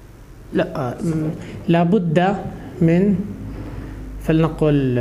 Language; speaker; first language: Arabic; native; Arabic